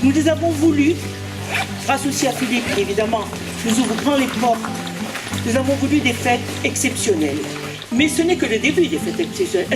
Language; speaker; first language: French; native; French